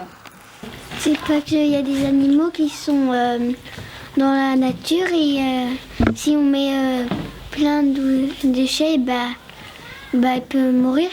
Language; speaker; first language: French; native; French